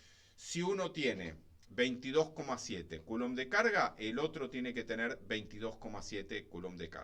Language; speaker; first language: Spanish; native; Spanish